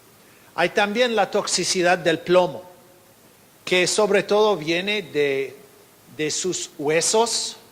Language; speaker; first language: Spanish; non-native, fluent; English